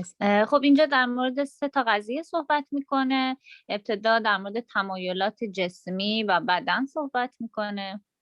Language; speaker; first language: Persian; native; Persian